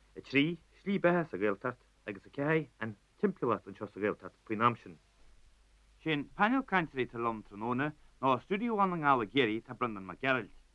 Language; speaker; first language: Irish; native; Irish